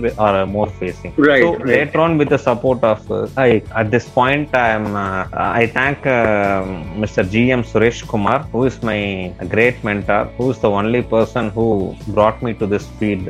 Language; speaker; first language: English; non-native, local second language; Tamil